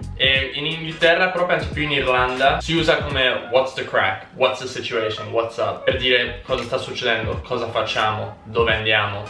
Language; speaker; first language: Italian; early bilingual, heritage; Italian